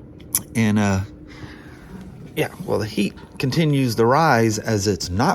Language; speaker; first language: English; native; English